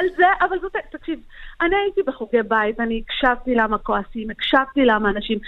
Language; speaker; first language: Hebrew; non-native, local second language; Arabic